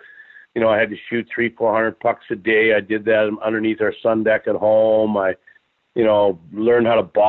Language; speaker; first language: English; native; English